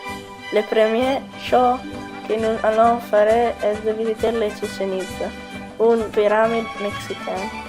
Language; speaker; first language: French; non-native, learner; Spanish